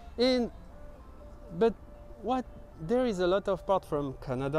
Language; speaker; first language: English; non-native, learner; French